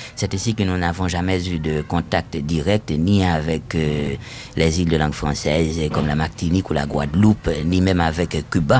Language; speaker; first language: French; non-native, local second language; Haitian Creole